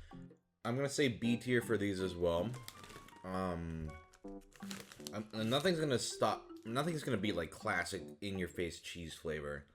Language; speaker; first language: English; native; English